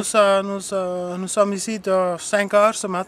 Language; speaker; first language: French; non-native, local second language; Dutch